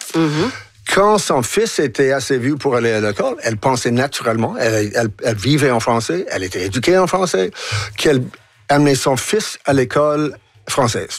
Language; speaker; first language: French; non-native, local second language; English